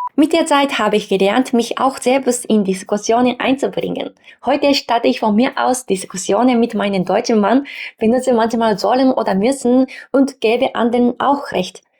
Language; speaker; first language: German; non-native, fluent; Japanese